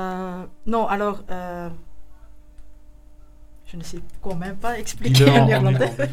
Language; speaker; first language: French; non-native, local second language; Dutch